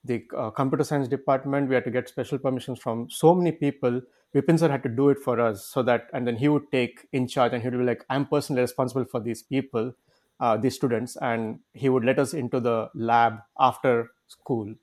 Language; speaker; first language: English; non-native, local second language; Kannada